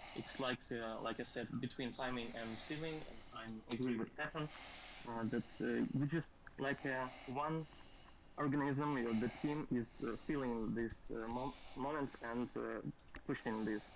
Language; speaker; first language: English; non-native, learner; Russian